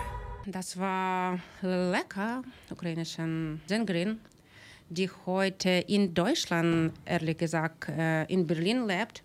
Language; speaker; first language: German; non-native, learner; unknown